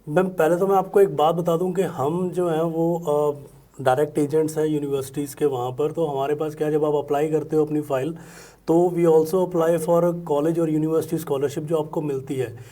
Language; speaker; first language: Hindi; non-native, local second language; Punjabi